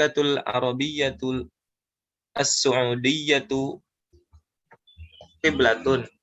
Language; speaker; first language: Arabic; non-native, learner; Indonesian